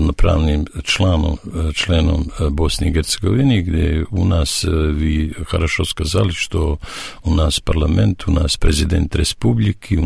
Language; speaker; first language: Russian; non-native, learner; Serbian